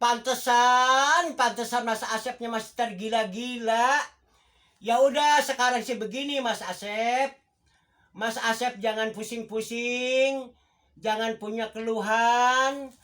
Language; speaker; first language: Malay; non-native, local second language; Javanese